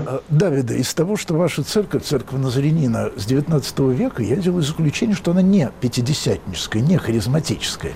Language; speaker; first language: Russian; native; Russian